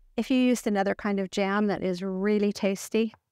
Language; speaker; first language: English; native; English